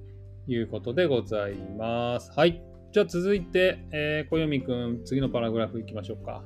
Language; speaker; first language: Japanese; native; Japanese